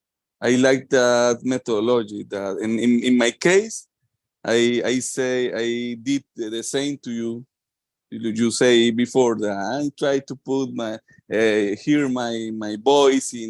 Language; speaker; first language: English; non-native, learner; Spanish